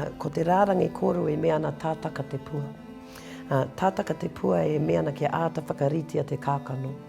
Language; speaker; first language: Māori; non-native, local second language; English